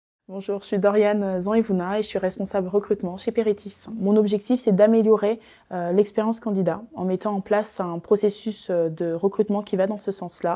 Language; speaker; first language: French; native; French